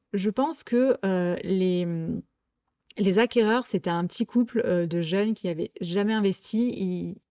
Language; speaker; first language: French; native; French